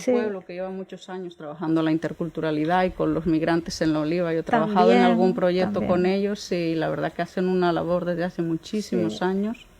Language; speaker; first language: Spanish; native; Spanish